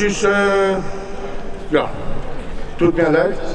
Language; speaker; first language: German; non-native, fluent; Greek